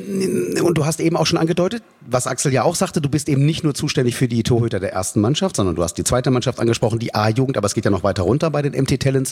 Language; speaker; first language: German; native; German